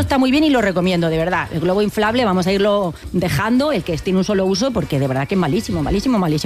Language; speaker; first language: Spanish; native; Spanish